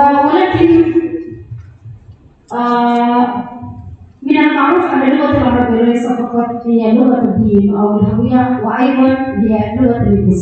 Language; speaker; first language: Arabic; non-native, learner; Indonesian